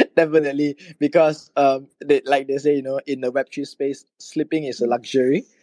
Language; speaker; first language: English; non-native, local second language; Chinese